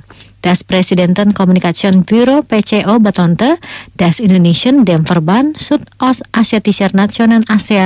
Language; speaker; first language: German; non-native, fluent; Indonesian